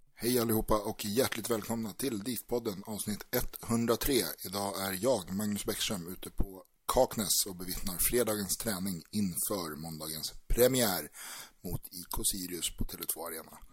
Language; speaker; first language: Swedish; native; Swedish